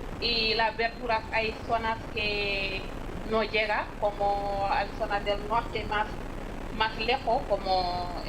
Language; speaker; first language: Spanish; non-native, fluent; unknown